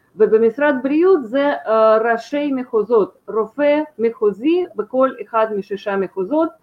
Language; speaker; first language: Hebrew; non-native, fluent; Russian